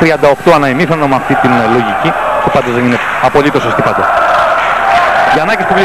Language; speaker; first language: Greek; native; Greek